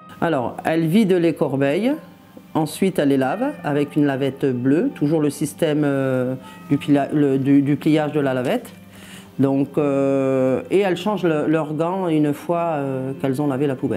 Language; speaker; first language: French; native; French